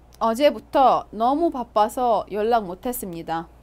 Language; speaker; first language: Korean; non-native, fluent; Arabic